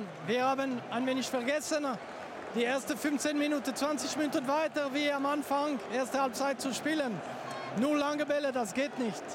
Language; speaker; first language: German; non-native, fluent; French